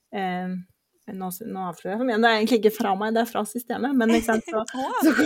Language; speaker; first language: Norwegian; early bilingual, heritage; Norwegian